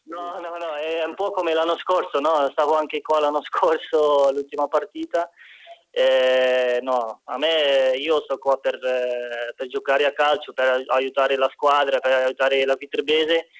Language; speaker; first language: Italian; non-native, fluent; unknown